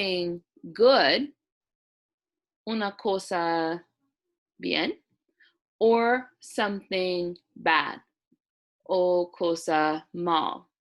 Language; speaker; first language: Spanish; non-native, learner; English